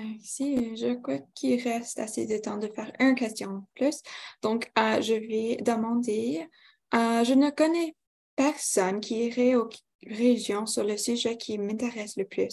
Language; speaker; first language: French; non-native, local second language; English